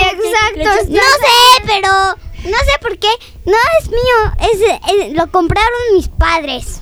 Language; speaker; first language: Spanish; early bilingual, other home language; French